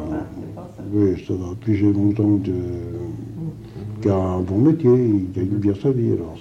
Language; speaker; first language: French; native; French